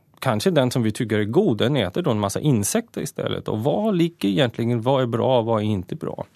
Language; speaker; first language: Swedish; native; Swedish